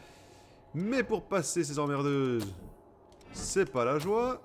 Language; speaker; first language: French; native; French